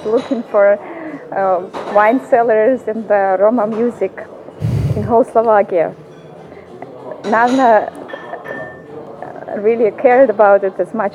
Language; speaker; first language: English; non-native, fluent; Russian